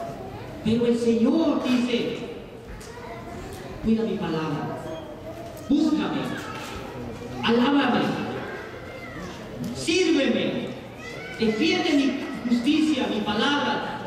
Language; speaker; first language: Spanish; native; Spanish